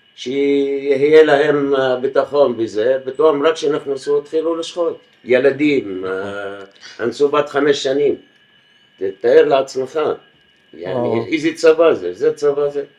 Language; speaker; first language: Hebrew; non-native, local second language; Arabic